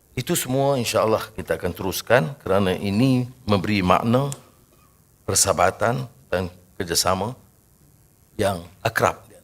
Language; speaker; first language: Malay; native; Malay